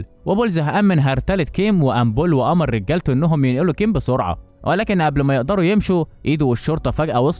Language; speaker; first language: Arabic; native; Arabic